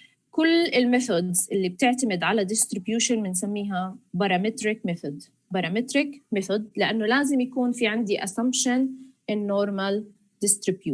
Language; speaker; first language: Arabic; native; Arabic